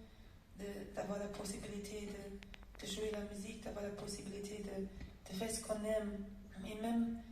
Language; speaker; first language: French; non-native, fluent; German